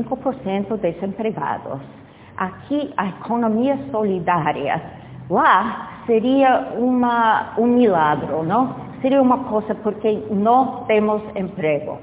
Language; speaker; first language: Portuguese; non-native, fluent; English